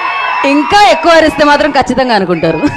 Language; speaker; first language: Telugu; native; Telugu